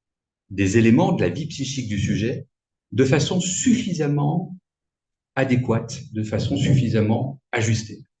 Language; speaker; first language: French; native; French